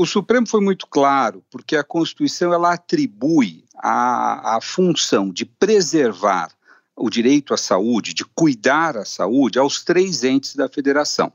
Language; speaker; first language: Portuguese; native; Portuguese